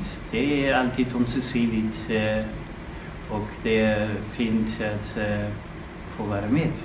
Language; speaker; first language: Swedish; non-native, fluent; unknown